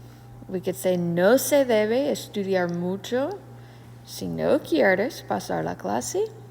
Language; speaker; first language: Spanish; non-native, fluent; English